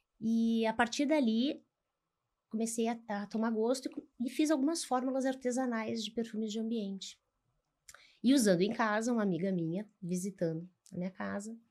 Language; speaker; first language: Portuguese; native; Portuguese